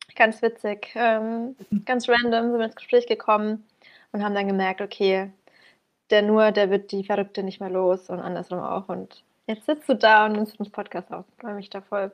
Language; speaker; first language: German; early bilingual, other home language; Persian